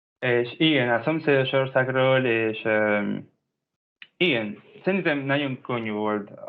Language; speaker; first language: Hungarian; non-native, learner; Spanish